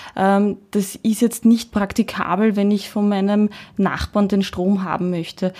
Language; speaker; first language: German; early bilingual, heritage; Czech